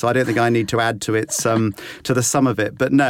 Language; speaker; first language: English; native; English